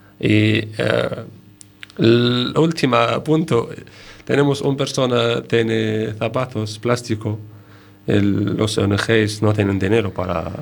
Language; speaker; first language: Spanish; non-native, learner; Arabic